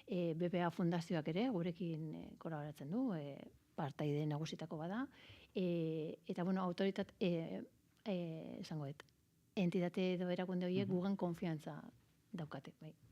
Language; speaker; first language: Basque; native; Basque